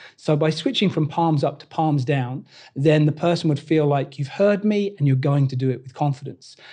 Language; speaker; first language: English; native; English